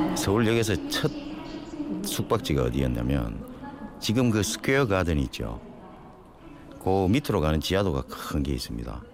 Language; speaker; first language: Korean; native; Korean